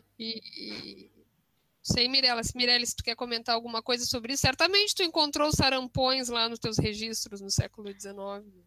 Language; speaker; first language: Portuguese; native; Portuguese